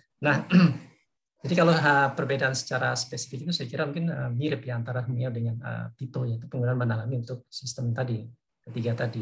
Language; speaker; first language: Indonesian; native; Indonesian